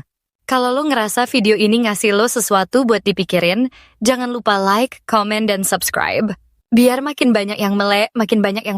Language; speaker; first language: Indonesian; native; Indonesian